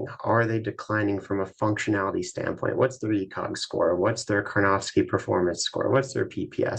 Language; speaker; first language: English; native; English